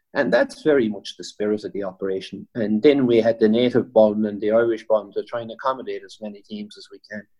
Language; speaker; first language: English; native; English